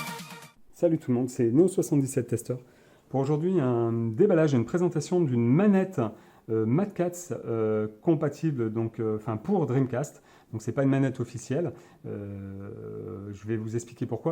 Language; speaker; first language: French; native; French